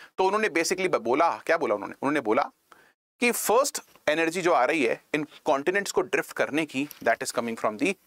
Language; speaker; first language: Hindi; native; Hindi